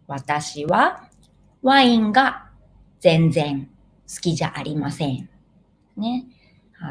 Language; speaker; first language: Japanese; non-native, fluent; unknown